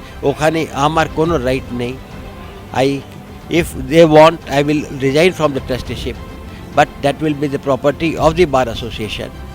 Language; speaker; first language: English; non-native, local second language; Bangla